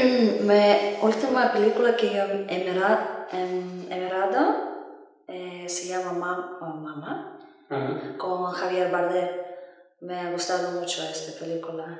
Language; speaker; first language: Spanish; non-native, learner; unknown